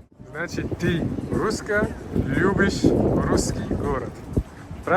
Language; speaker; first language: Russian; non-native, fluent; French